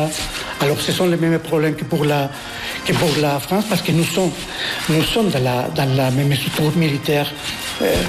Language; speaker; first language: French; non-native, fluent; Spanish